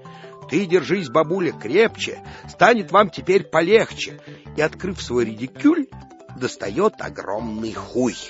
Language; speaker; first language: Russian; native; Russian